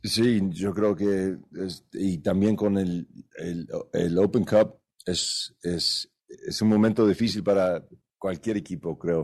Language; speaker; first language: Spanish; early bilingual, heritage; Spanish